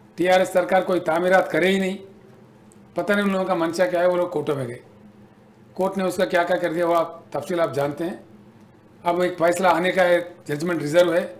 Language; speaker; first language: Hindi; native; Hindi